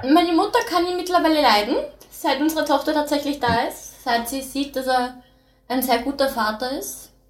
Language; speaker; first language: German; native; German